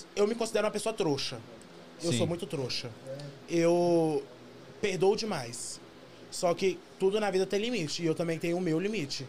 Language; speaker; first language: Portuguese; native; Portuguese